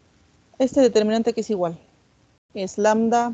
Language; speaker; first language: Spanish; native; Spanish